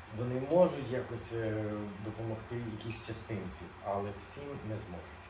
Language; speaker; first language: Ukrainian; native; Ukrainian